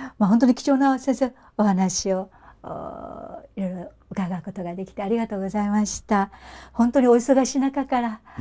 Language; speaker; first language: Japanese; native; Japanese